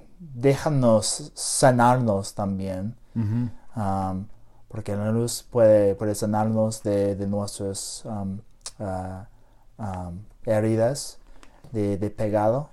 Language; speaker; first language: Spanish; non-native, learner; English